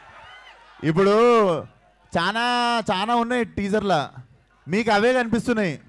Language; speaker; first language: Telugu; native; Telugu